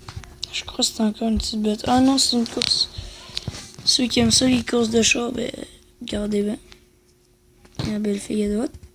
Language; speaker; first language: French; native; French